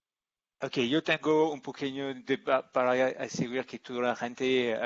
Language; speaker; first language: Spanish; non-native, learner; English